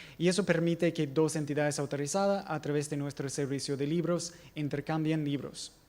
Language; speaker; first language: Spanish; non-native, fluent; English